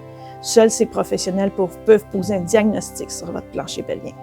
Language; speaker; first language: French; native; French